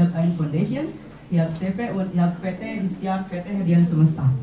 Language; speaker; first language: German; non-native, learner; Indonesian